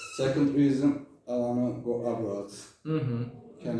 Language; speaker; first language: English; non-native, learner; Turkish